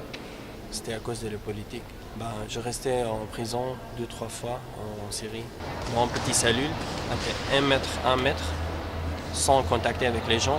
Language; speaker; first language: French; non-native, learner; Kurdish